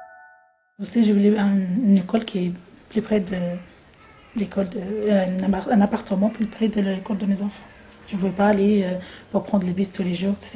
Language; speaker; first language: French; non-native, local second language; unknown